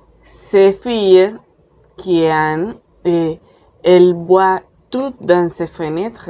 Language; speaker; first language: French; non-native, learner; Spanish